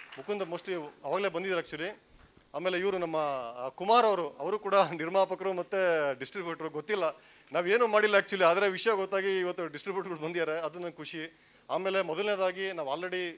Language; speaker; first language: Kannada; native; Kannada